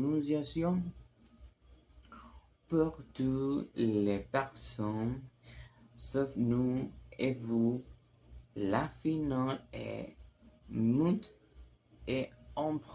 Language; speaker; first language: French; non-native, learner; Spanish